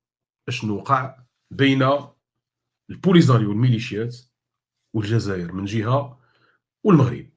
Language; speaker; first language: Arabic; native; Arabic